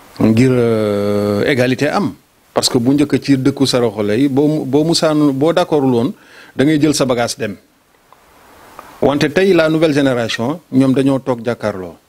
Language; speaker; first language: Wolof; non-native, local second language; Soninke